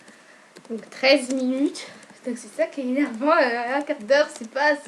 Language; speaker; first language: French; native; French